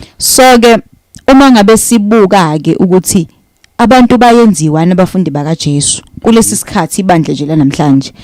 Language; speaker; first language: Zulu; native; Zulu